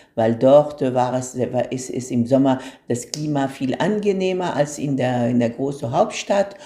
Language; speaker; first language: German; non-native, fluent; Arabic